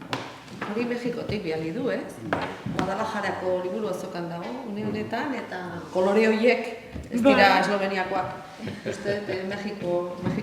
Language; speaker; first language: Basque; native; Basque